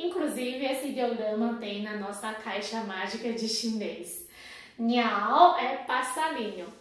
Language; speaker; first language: Portuguese; non-native, fluent; Chinese